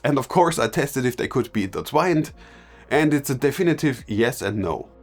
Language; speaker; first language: English; non-native, fluent; German